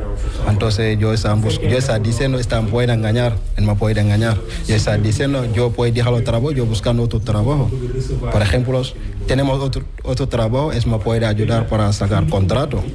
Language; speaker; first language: Spanish; non-native, learner; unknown